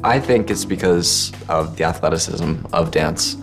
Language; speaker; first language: English; native; English